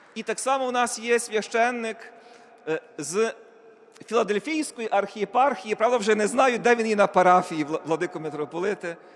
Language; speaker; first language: Ukrainian; native; Ukrainian